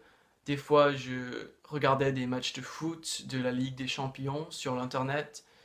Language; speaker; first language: French; non-native, fluent; English